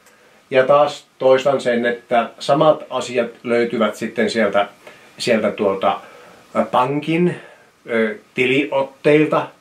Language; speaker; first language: Finnish; native; Finnish